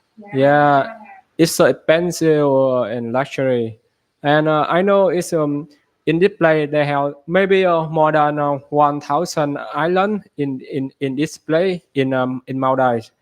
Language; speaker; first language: English; non-native, learner; Vietnamese